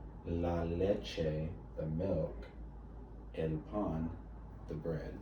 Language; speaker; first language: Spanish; non-native, learner; English